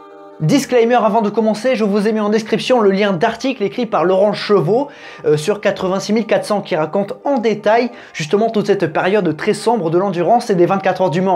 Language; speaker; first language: French; native; French